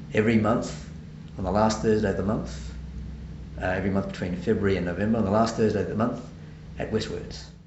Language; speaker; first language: English; native; English